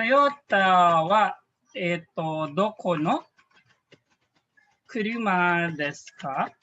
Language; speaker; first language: Japanese; non-native, fluent; Filipino